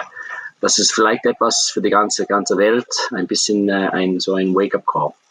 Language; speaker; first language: German; non-native, fluent; English